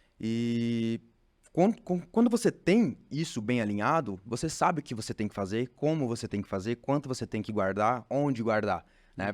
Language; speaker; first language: Portuguese; native; Portuguese